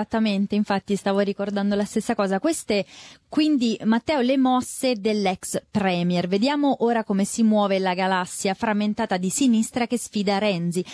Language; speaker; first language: Italian; native; Italian